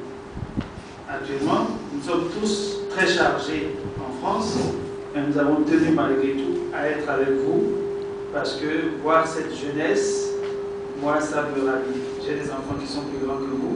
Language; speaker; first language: French; native; French